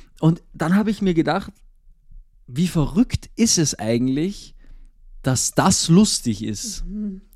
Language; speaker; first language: German; native; German